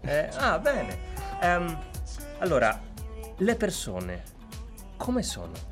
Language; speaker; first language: Italian; native; Italian